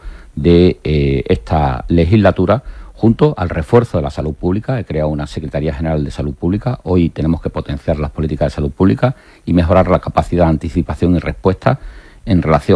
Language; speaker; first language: Spanish; native; Spanish